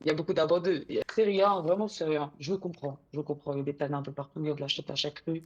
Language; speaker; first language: French; early bilingual, other home language; Arabic